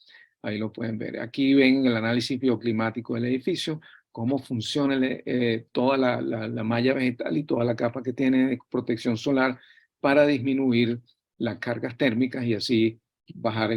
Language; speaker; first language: Spanish; native; Spanish